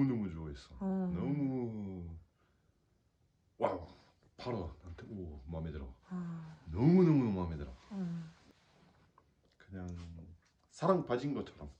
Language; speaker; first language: Korean; non-native, learner; French